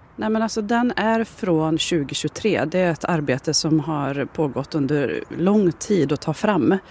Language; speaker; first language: Swedish; native; Swedish